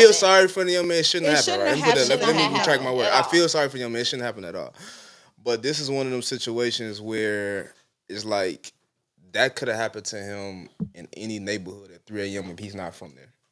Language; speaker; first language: English; native; English